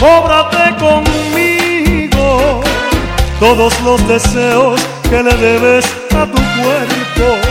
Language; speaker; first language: Spanish; native; Spanish